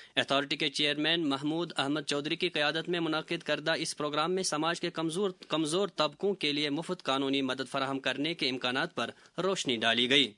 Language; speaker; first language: Urdu; non-native, local second language; Kashmiri